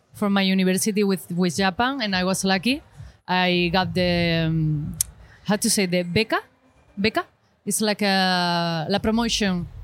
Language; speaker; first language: English; non-native, learner; Spanish